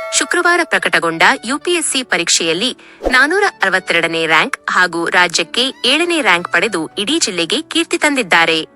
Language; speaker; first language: Kannada; native; Kannada